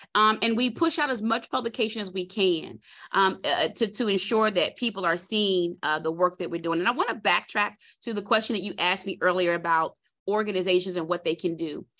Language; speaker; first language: English; native; English